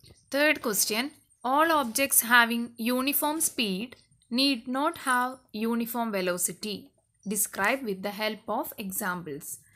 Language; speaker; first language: English; non-native, local second language; Malayalam